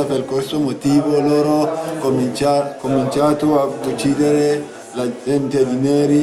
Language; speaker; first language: Italian; non-native, learner; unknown